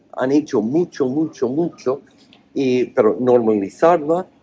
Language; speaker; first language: Spanish; non-native, fluent; English